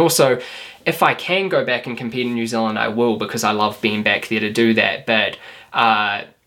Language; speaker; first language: English; native; English